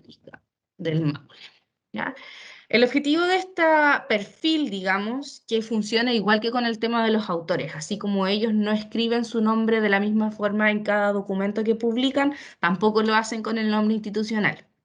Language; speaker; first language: Spanish; native; Spanish